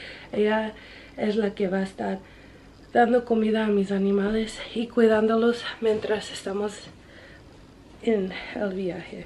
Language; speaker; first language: Spanish; early bilingual, heritage; Spanish